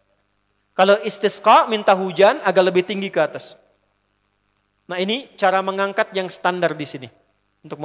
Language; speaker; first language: Indonesian; native; Indonesian